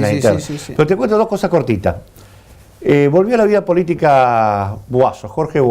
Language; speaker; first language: Spanish; native; Spanish